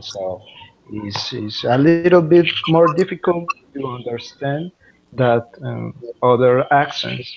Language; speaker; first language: English; non-native, learner; Spanish